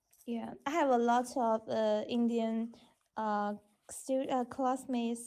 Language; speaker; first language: English; non-native, learner; Chinese